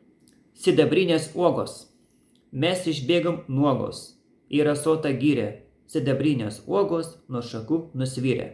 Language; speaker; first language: Lithuanian; native; Lithuanian